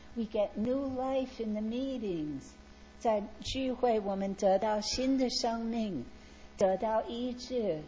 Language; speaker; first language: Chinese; non-native, fluent; English